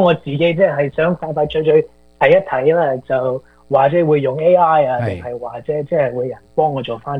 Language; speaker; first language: Chinese; early bilingual, heritage; Cantonese